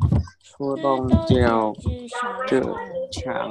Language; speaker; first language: Chinese; non-native, learner; Thai